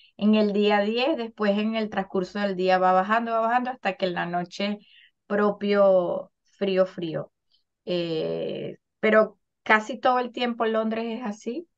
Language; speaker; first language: Spanish; native; Spanish